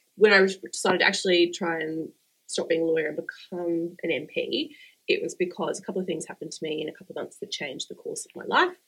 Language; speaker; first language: English; native; English